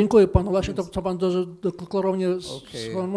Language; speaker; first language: Polish; non-native, fluent; Ukrainian